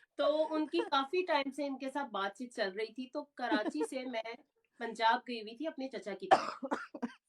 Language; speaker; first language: Urdu; native; Urdu